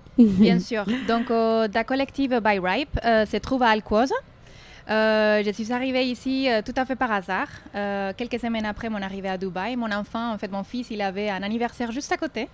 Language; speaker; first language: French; non-native, fluent; Spanish